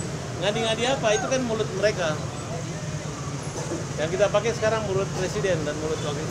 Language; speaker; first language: Indonesian; native; Indonesian